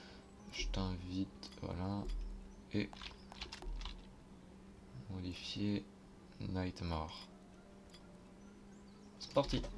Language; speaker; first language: French; native; French